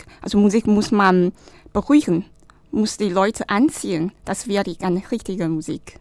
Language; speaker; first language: German; non-native, learner; Chinese